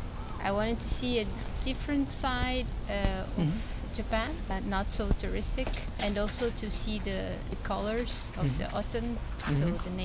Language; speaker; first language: English; non-native, fluent; Portuguese